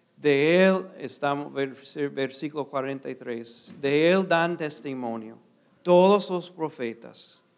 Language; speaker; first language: Spanish; non-native, fluent; English